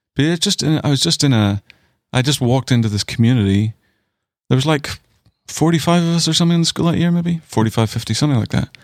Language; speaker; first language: English; native; English